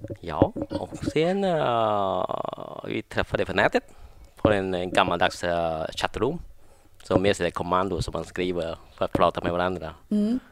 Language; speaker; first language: Swedish; non-native, learner; Thai